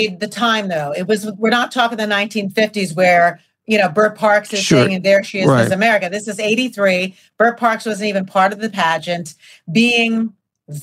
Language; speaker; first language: English; native; English